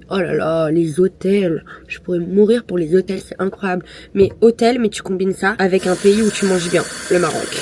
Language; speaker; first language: French; native; French